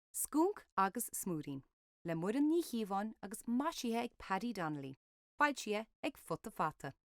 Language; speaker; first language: Irish; native; Irish